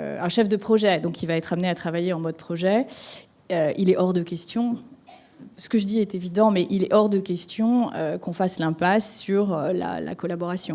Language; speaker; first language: French; native; French